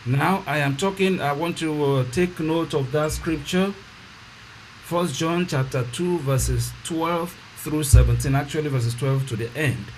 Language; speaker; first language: English; non-native, local second language; Yoruba